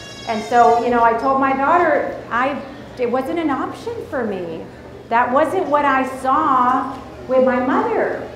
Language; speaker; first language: English; early bilingual, other home language; Spanish